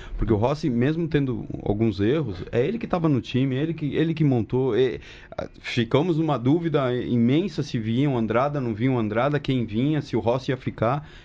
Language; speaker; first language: Portuguese; early bilingual, other home language; Spanish